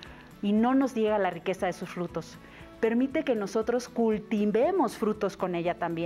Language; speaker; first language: Spanish; native; Spanish